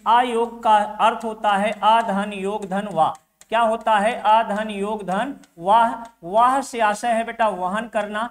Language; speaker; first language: Hindi; native; Hindi